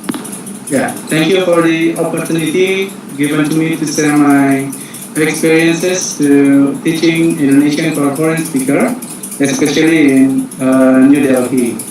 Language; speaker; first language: English; non-native, fluent; Indonesian